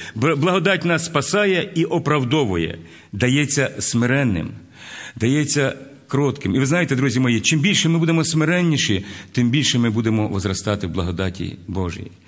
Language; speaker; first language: Ukrainian; native; Ukrainian